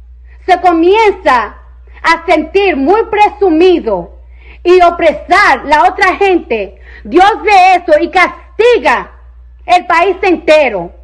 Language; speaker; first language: Spanish; early bilingual, heritage; Spanish